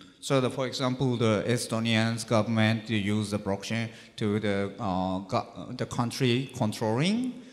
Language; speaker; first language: English; non-native, learner; Japanese